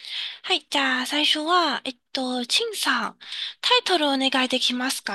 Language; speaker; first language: Japanese; non-native, fluent; Chinese